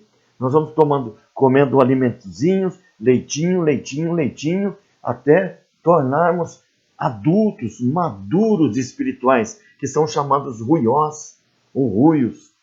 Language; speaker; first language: Portuguese; native; Portuguese